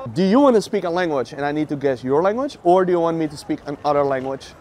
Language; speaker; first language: English; non-native, fluent; Dutch